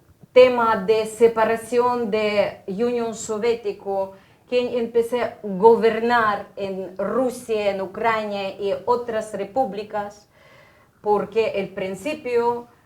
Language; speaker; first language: Spanish; non-native, fluent; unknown